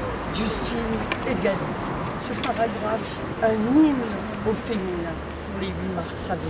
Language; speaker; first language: French; non-native, local second language; Arabic